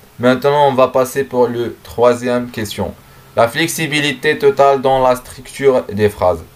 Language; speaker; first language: French; non-native, learner; Arabic